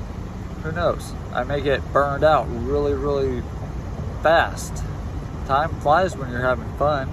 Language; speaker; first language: English; native; English